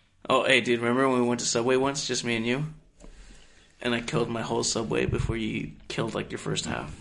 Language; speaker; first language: English; early bilingual, other home language; Spanish